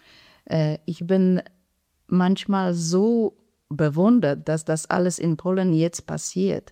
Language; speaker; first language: German; non-native, fluent; Polish